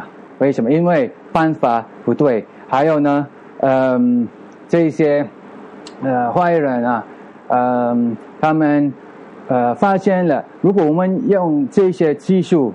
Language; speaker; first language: Chinese; non-native, fluent; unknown